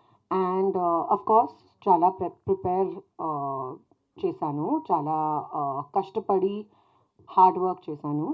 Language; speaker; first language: Telugu; non-native, fluent; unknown